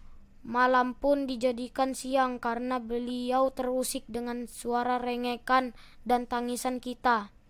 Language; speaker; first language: Indonesian; native; Indonesian